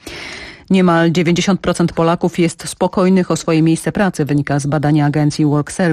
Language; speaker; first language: Polish; native; Polish